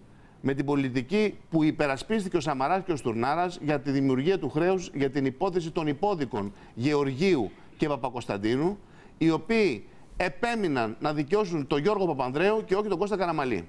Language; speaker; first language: Greek; native; Greek